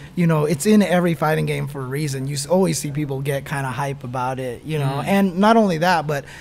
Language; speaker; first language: English; native; English